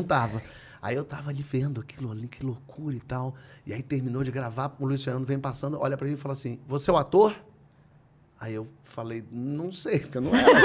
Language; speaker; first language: Portuguese; native; Portuguese